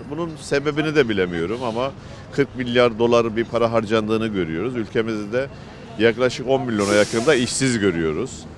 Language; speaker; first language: Turkish; native; Turkish